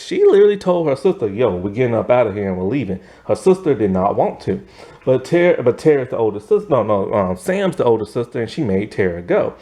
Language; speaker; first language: English; native; English